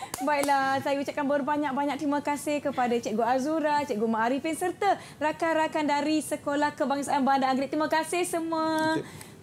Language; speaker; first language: Malay; native; Malay